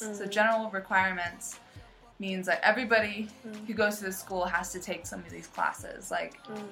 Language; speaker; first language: English; native; English